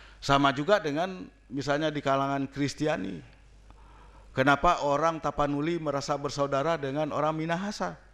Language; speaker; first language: Indonesian; non-native, local second language; Minangkabau